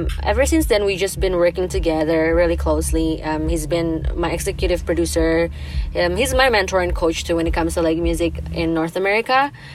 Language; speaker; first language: English; non-native, fluent; Indonesian